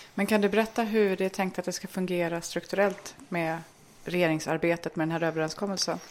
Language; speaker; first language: Swedish; native; Swedish